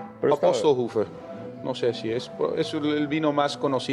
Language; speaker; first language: Spanish; early bilingual, heritage; Spanish